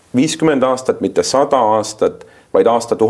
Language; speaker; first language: Estonian; native; Estonian